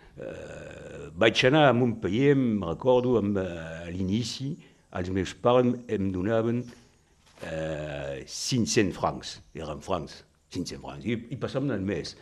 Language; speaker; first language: Catalan; non-native, local second language; French